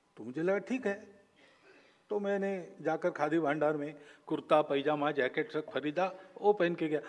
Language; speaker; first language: Hindi; non-native, local second language; Marathi